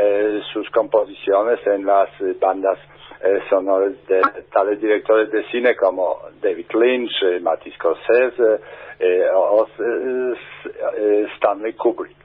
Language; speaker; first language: Spanish; non-native, fluent; Polish